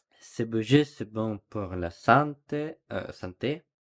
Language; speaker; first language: French; non-native, learner; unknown